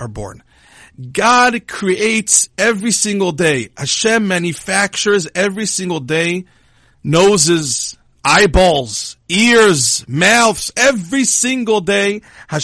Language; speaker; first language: English; non-native, fluent; Hebrew